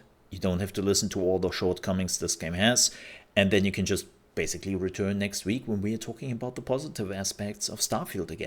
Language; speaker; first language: English; non-native, fluent; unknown